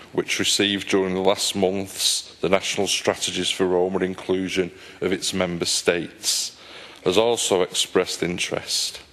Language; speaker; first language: English; native; English